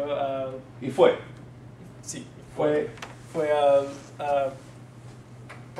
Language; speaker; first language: Spanish; non-native, learner; English